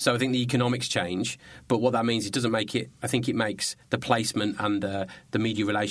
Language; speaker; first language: English; native; English